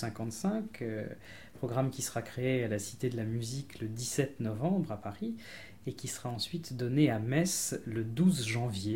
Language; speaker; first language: French; native; French